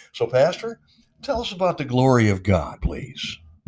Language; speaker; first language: English; native; English